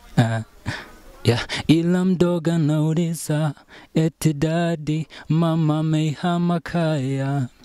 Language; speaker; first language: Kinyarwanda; early bilingual, heritage; Kinyarwanda